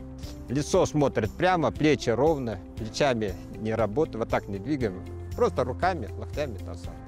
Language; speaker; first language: Russian; native; Russian